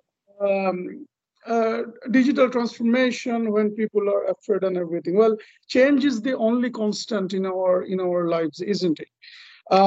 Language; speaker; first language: English; non-native, local second language; Bangla